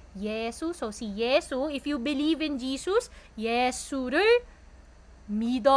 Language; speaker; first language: Korean; non-native, fluent; Filipino